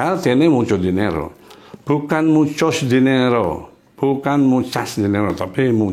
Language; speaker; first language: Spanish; non-native, fluent; Indonesian